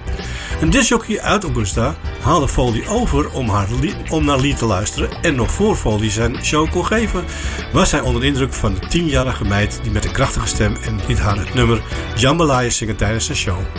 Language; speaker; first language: Dutch; native; Dutch